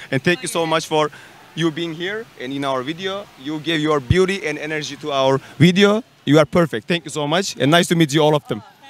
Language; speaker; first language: English; non-native, learner; Turkish